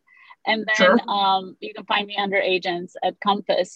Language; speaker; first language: English; non-native, fluent; Romanian